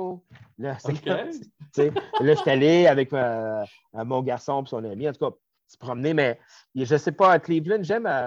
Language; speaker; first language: French; native; French